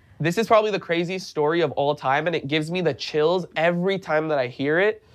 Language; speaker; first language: English; native; English